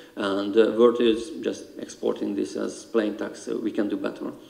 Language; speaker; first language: English; non-native, fluent; Hungarian